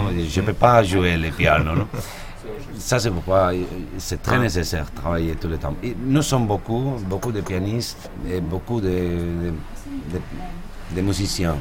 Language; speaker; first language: French; non-native, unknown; Spanish